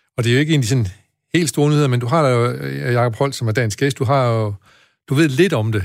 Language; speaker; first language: Danish; native; Danish